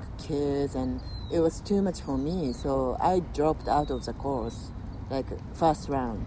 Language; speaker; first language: English; non-native, fluent; Japanese